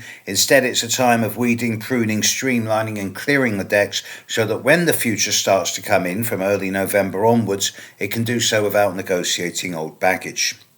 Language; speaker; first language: English; native; English